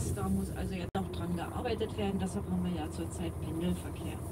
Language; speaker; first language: German; native; German